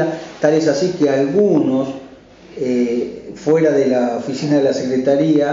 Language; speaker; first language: Spanish; native; Spanish